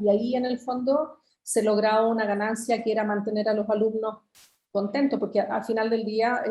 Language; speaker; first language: Spanish; native; Spanish